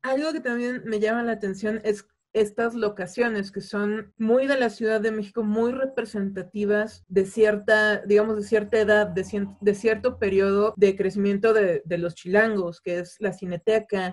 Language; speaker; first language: Spanish; native; Spanish